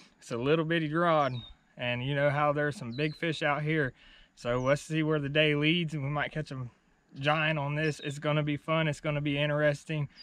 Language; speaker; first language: English; native; English